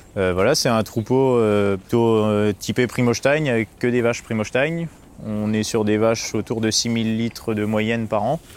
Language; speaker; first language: French; native; French